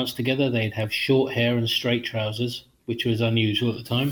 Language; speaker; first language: English; native; English